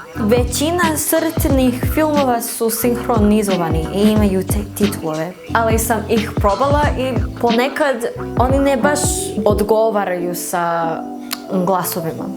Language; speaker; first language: Serbian; non-native, learner; English